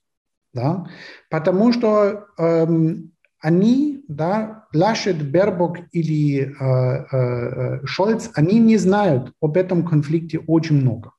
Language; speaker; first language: Russian; non-native, fluent; German